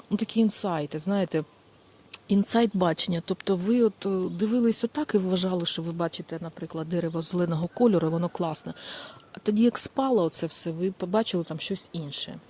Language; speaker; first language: Ukrainian; non-native, local second language; Russian